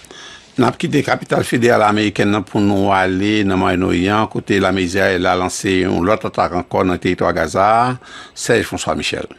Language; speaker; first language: French; early bilingual, heritage; Haitian Creole